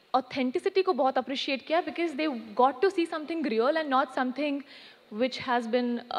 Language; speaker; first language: Hindi; native; Hindi